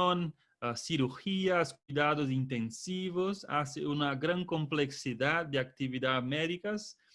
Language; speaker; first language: Spanish; non-native, fluent; Portuguese